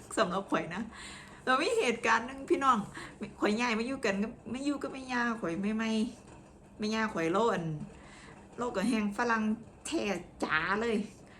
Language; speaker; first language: Thai; native; Thai